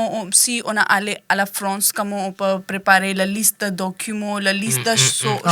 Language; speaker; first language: French; non-native, learner; Hindi